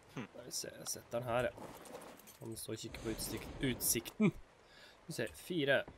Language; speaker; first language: Norwegian; native; Norwegian